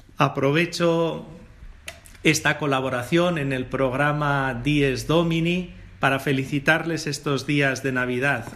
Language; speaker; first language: Spanish; native; Spanish